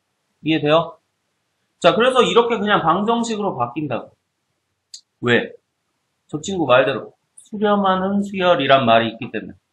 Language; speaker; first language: Korean; native; Korean